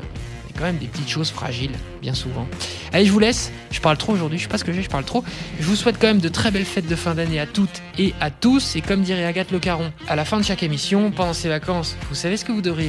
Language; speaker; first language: French; native; French